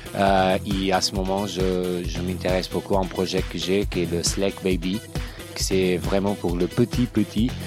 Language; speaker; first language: French; non-native, learner; Portuguese